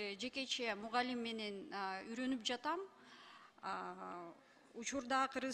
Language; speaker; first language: Kyrgyz; non-native, learner; Russian